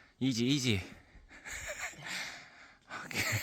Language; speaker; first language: English; non-native, learner; Korean